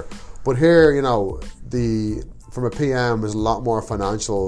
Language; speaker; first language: English; native; English